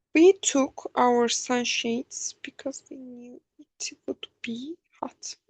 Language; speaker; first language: English; non-native, fluent; Azerbaijani